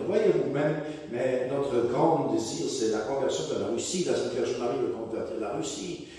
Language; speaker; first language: French; non-native, fluent; German